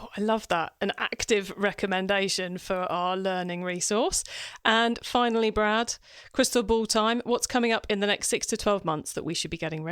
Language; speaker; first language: English; native; English